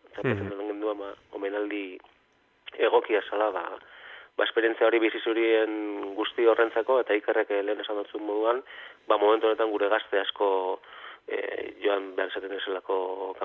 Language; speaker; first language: Basque; native; Basque